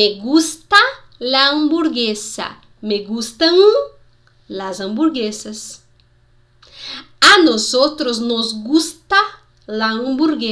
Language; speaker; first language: Spanish; non-native, fluent; Portuguese